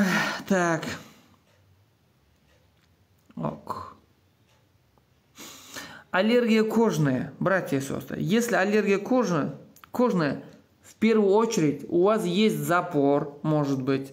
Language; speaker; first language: Russian; non-native, local second language; Uzbek